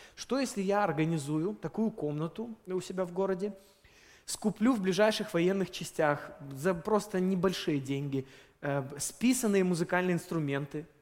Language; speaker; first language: Russian; native; Russian